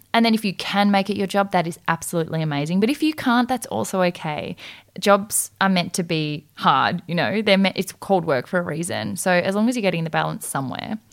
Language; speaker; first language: English; native; English